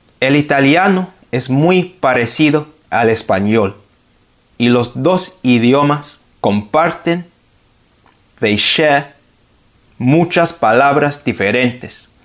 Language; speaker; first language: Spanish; non-native, fluent; English